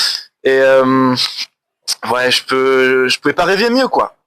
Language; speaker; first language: French; native; French